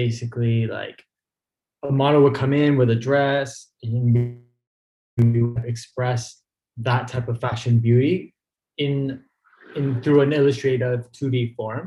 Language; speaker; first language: English; native; English